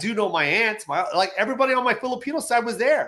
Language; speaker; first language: English; native; English